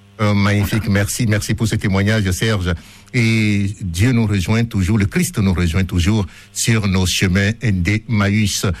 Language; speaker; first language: French; native; French